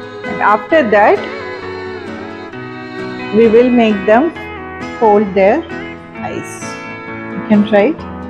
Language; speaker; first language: English; non-native, local second language; Malayalam